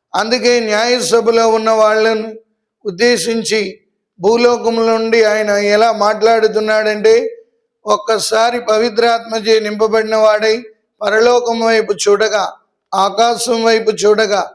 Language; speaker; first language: Telugu; native; Telugu